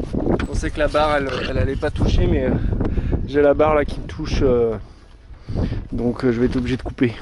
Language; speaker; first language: French; native; French